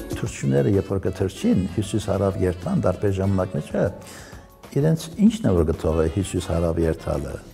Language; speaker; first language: Armenian; early bilingual, heritage; Armenian